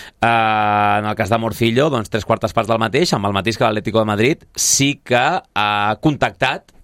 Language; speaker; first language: Catalan; native; Catalan